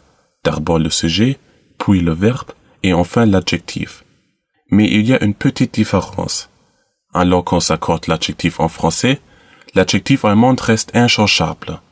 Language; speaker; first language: French; non-native, learner; German